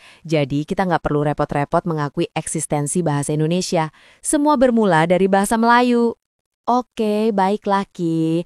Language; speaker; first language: Indonesian; native; Indonesian